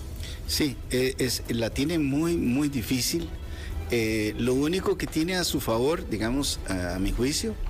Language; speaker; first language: Spanish; native; Spanish